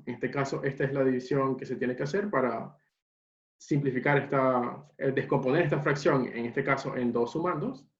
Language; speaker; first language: Spanish; native; Spanish